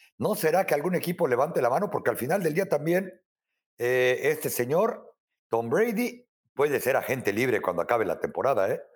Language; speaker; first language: Spanish; native; Spanish